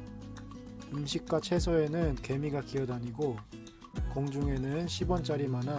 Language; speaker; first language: Korean; native; Korean